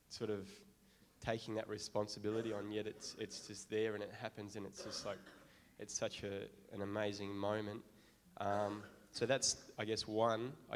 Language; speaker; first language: English; native; English